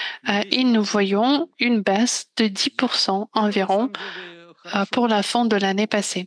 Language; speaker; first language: French; non-native, fluent; Russian